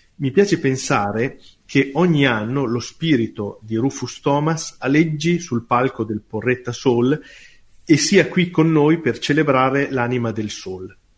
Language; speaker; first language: Italian; native; Italian